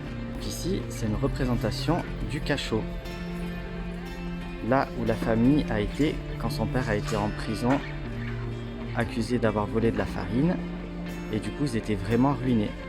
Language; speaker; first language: French; native; French